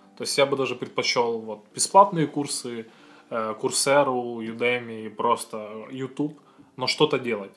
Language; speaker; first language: Russian; native; Russian